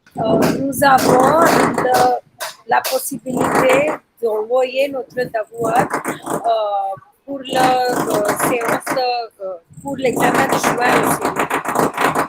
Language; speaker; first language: French; non-native, fluent; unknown